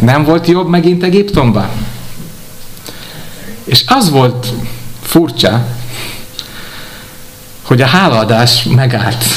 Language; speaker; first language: Hungarian; non-native, fluent; English